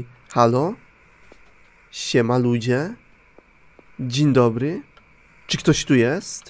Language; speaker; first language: Polish; native; Polish